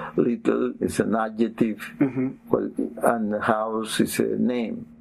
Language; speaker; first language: English; non-native, fluent; Spanish